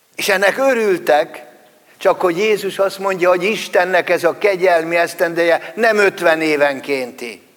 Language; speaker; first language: Hungarian; native; Hungarian